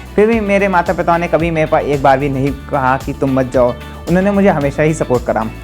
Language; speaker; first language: Hindi; native; Hindi